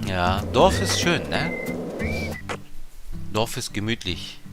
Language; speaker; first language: German; non-native, fluent; Japanese